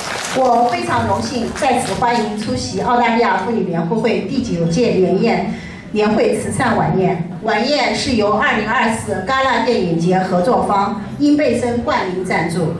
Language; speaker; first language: Chinese; native; Chinese